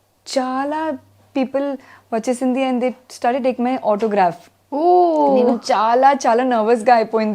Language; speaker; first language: Telugu; non-native, learner; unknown